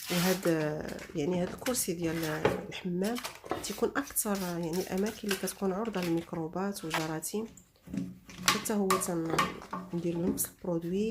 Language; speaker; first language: Arabic; native; Arabic